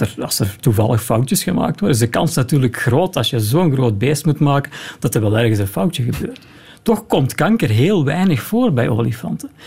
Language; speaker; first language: Dutch; native; Dutch